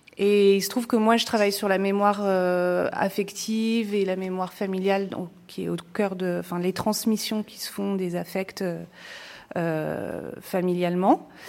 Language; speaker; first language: French; native; French